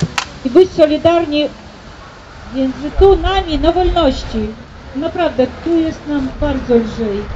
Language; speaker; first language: Polish; early bilingual, heritage; Polish